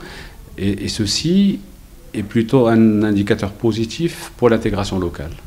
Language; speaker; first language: French; non-native, local second language; Arabic